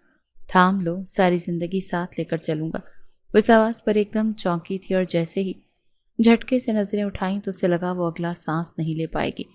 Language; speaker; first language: Urdu; native; Urdu